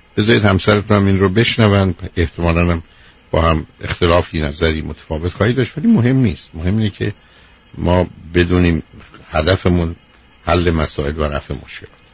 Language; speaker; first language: Persian; native; Persian